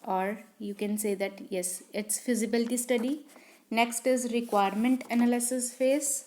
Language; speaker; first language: English; non-native, local second language; Punjabi